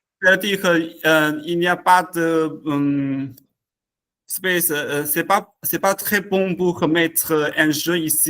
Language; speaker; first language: French; non-native, learner; Chinese